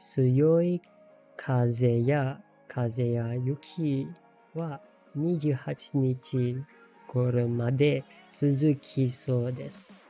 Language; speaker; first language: Japanese; non-native, learner; English